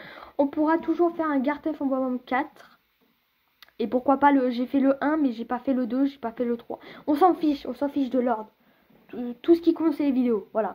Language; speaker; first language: French; native; French